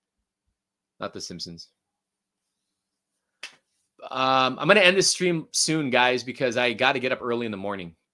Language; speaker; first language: English; native; English